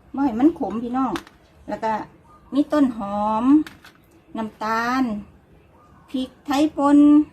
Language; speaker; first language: Thai; native; Thai